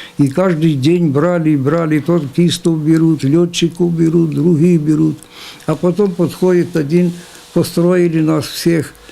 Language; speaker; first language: Russian; non-native, local second language; Ukrainian